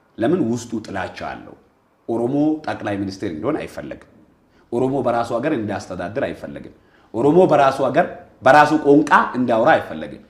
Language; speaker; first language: Amharic; non-native, local second language; Oromo